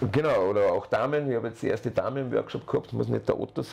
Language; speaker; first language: German; native; German